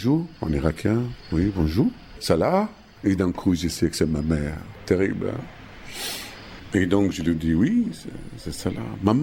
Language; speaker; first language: French; non-native, fluent; Arabic